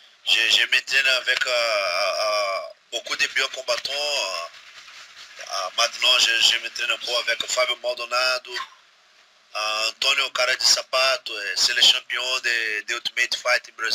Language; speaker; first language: French; non-native, learner; Portuguese